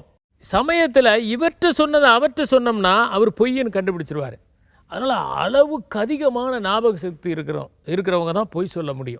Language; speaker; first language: Tamil; native; Tamil